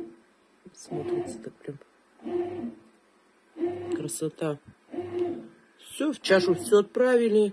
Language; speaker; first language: Russian; native; Russian